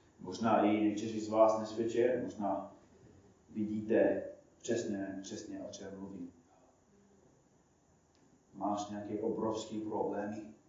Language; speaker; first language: Czech; non-native, fluent; English